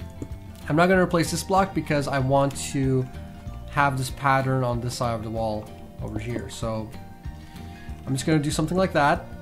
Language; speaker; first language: English; native; English